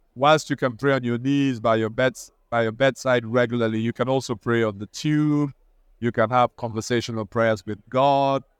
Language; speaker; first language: English; non-native, local second language; Igbo